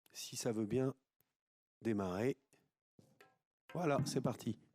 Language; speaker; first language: French; native; French